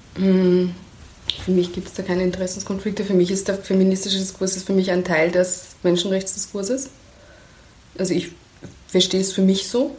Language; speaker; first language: German; early bilingual, other home language; Persian